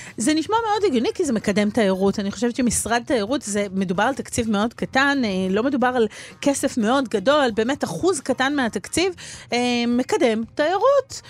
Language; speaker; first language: Hebrew; native; Hebrew